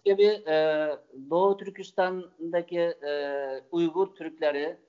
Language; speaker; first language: Turkish; non-native, fluent; Uyghur